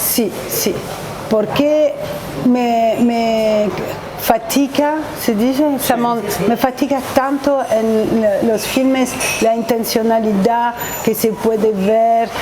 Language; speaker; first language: Spanish; non-native, learner; French